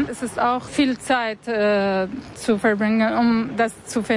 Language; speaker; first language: German; non-native, learner; Arabic